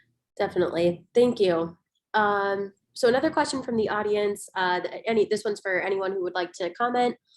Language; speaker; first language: English; native; English